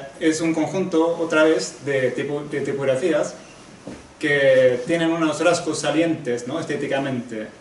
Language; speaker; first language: Spanish; non-native, fluent; Swedish